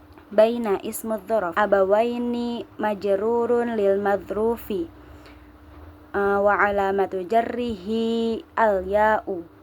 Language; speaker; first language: Arabic; non-native, learner; Indonesian